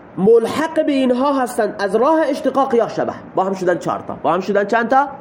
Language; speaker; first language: Persian; non-native, local second language; Baluchi